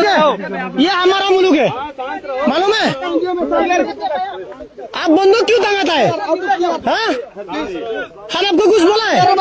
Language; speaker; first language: Hindi; non-native, learner; Bangla